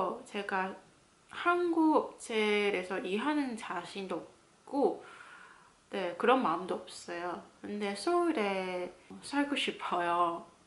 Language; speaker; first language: Korean; non-native, fluent; Cantonese